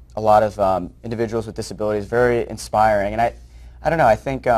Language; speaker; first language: English; native; English